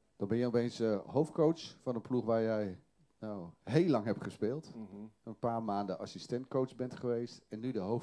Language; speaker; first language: Dutch; native; Dutch